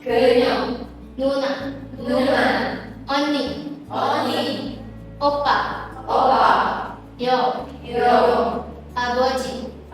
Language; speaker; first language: Korean; non-native, learner; Indonesian